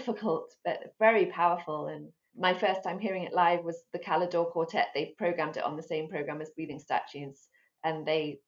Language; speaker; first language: English; native; English